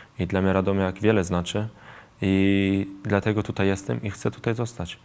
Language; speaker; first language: Polish; early bilingual, heritage; Polish